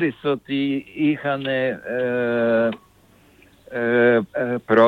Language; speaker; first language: Greek; non-native, fluent; Serbian